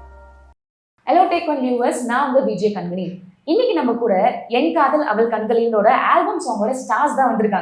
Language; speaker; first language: Tamil; native; Tamil